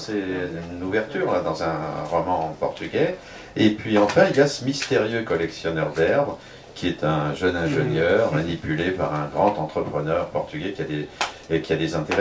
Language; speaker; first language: French; native; French